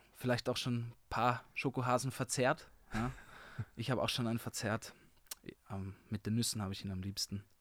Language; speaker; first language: German; native; German